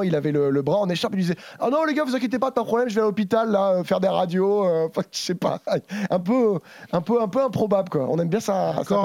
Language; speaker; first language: French; native; French